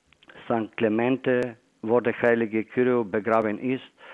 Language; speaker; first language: German; non-native, fluent; Bulgarian